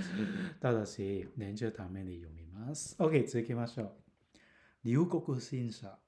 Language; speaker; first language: Japanese; non-native, fluent; Cantonese